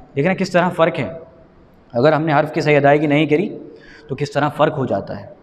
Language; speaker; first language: Urdu; native; Urdu